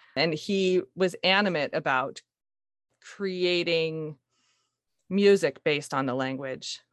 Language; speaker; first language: English; native; English